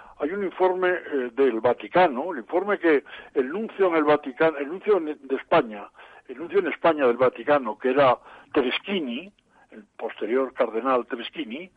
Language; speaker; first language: Spanish; native; Spanish